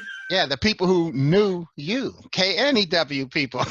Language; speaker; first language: English; native; English